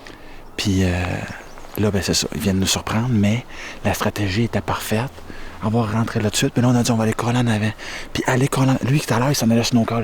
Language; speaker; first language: French; native; French